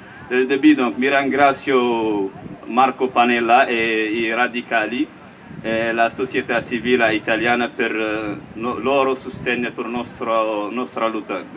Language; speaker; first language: Italian; non-native, learner; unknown